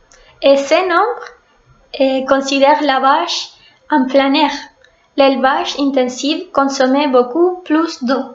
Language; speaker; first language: French; non-native, fluent; Spanish